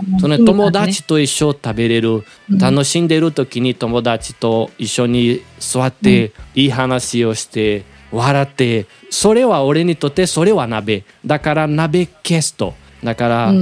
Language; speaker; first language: Japanese; non-native, learner; Portuguese